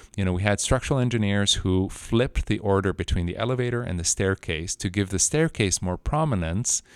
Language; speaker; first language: English; non-native, fluent; Spanish